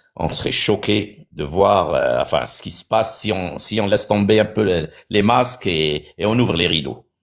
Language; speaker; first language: French; non-native, local second language; Arabic